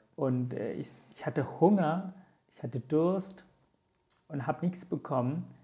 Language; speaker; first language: German; non-native, fluent; Tamil